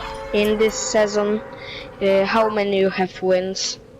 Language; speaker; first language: English; non-native, learner; Polish